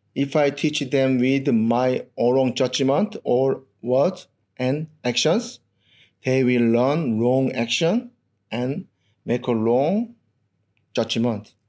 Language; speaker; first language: English; non-native, learner; Korean